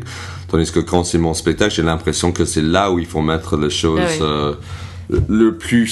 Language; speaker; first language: French; non-native, fluent; English